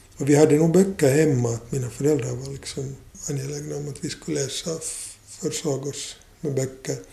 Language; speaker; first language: Swedish; native; Swedish